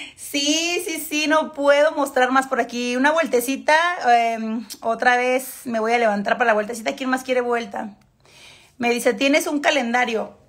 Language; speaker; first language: Spanish; native; Spanish